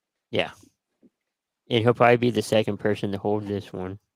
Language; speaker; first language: English; native; English